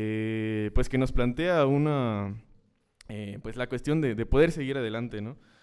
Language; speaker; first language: Spanish; native; Spanish